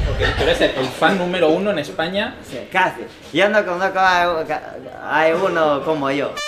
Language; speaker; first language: Spanish; non-native, learner; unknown